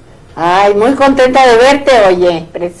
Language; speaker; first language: Spanish; native; Spanish